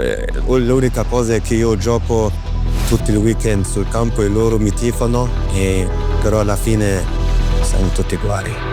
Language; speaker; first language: Italian; non-native, fluent; German